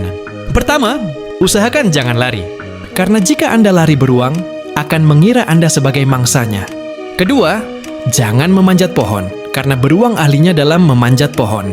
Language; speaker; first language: Indonesian; native; Indonesian